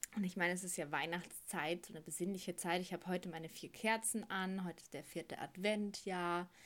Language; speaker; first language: German; native; German